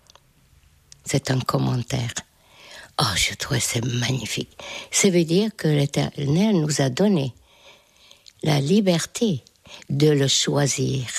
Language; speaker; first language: French; non-native, fluent; Hungarian